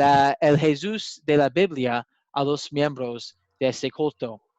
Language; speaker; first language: Spanish; non-native, learner; English